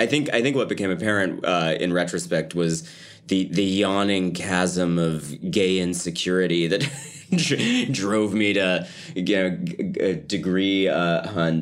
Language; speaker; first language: English; native; English